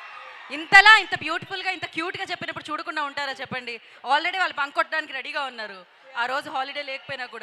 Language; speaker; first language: Telugu; native; Telugu